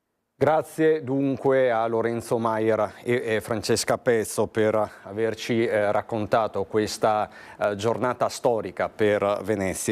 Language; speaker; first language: Italian; native; Italian